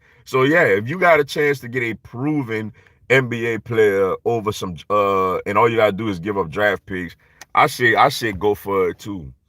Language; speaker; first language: English; native; English